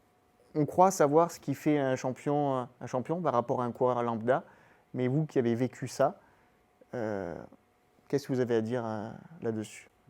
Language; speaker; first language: French; native; French